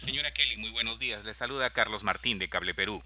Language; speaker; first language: Spanish; native; Spanish